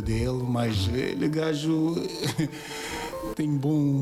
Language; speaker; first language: Portuguese; non-native, learner; Yoruba